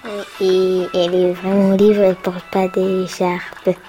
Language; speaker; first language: French; early bilingual, other home language; Pashto